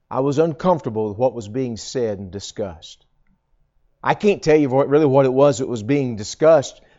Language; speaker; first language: English; native; English